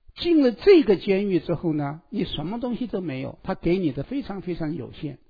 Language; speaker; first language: Chinese; native; Chinese